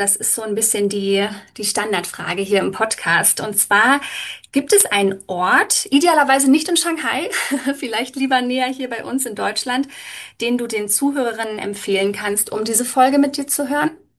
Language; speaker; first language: German; native; German